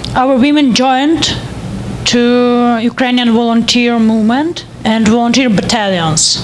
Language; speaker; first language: English; non-native, learner; Ukrainian